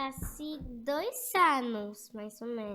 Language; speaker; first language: Portuguese; early bilingual, other home language; Spanish